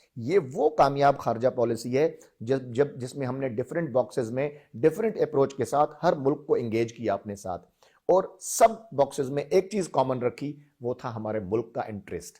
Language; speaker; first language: Urdu; non-native, local second language; Sindhi